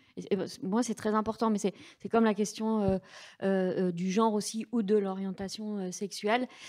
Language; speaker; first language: French; native; French